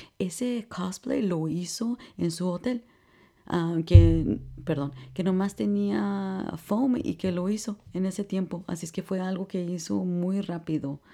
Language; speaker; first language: Spanish; early bilingual, heritage; Spanish